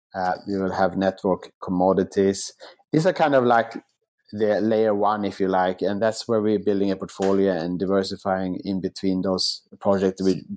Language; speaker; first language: English; non-native, fluent; Swedish